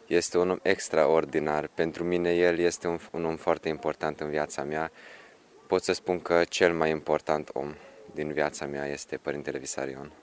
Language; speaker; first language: Romanian; early bilingual, heritage; Romanian